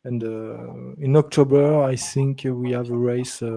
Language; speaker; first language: English; non-native, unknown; French